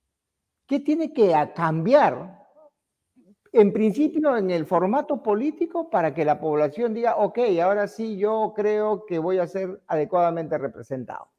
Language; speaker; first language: Spanish; native; Spanish